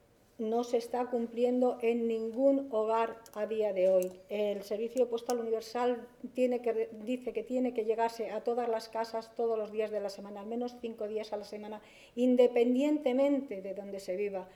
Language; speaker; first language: Spanish; native; Spanish